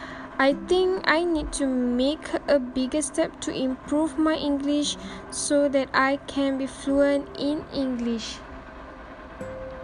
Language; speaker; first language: English; non-native, learner; Malay